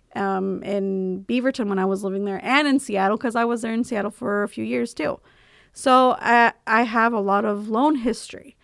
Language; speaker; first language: English; early bilingual, other home language; Spanish